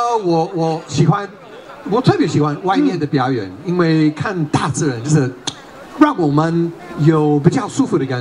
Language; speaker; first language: Chinese; non-native, fluent; English